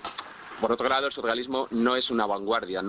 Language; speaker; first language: Spanish; native; Spanish